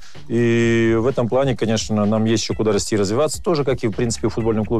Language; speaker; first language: Russian; native; Russian